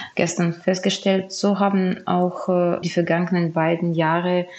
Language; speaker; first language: German; non-native, fluent; Ukrainian